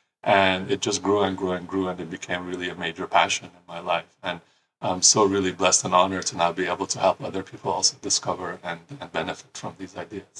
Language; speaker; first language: English; early bilingual, other home language; Persian